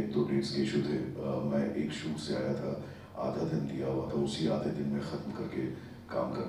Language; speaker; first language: Hindi; native; Hindi